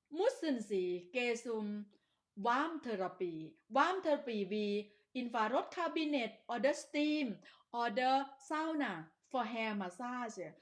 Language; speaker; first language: German; non-native, learner; Thai